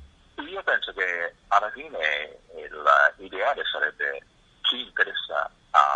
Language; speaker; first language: Italian; non-native, fluent; Japanese